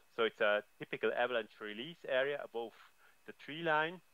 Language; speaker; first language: English; non-native, fluent; German